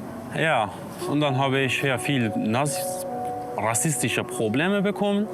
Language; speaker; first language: German; non-native, learner; Kurdish